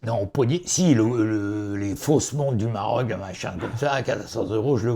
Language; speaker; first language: French; native; French